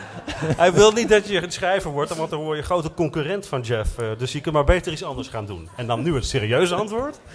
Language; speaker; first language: Dutch; native; Dutch